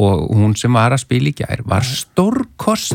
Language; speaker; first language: Icelandic; native; Icelandic